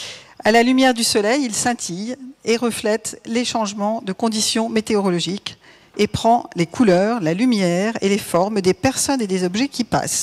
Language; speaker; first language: French; native; French